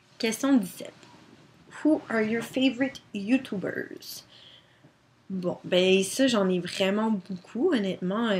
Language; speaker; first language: French; native; French